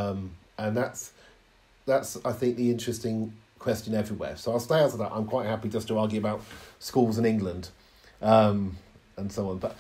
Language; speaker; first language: English; native; English